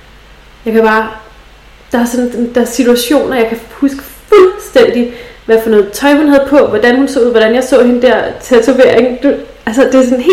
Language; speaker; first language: Danish; native; Danish